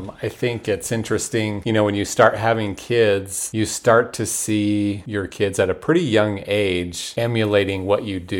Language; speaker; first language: English; native; English